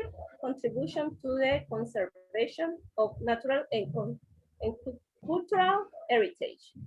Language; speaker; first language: English; non-native, learner; Spanish